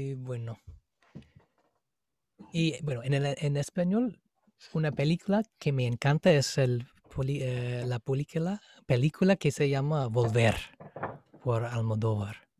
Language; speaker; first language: Spanish; non-native, fluent; English